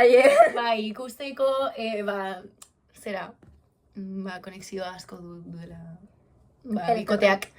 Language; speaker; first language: Basque; non-native, local second language; Spanish